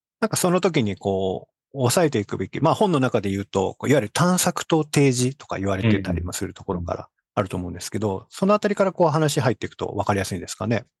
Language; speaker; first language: Japanese; native; Japanese